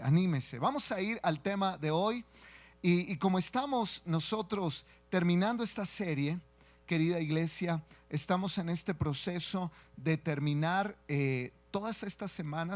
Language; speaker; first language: Spanish; native; Spanish